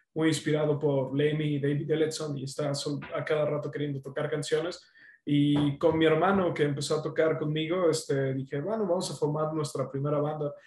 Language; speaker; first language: Spanish; native; Spanish